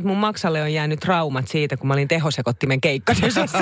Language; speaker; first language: Finnish; native; Finnish